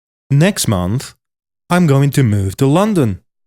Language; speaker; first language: English; non-native, fluent; Polish